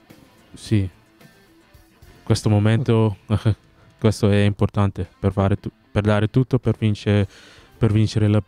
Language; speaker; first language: Italian; non-native, learner; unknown